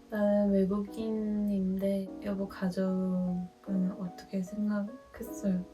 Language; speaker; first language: Korean; non-native, fluent; Dutch